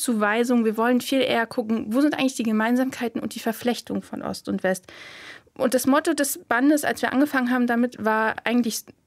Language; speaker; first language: German; native; German